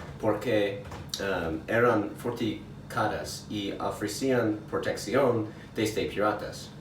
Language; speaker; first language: Spanish; non-native, learner; English